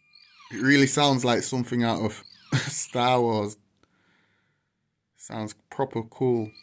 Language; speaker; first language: English; native; English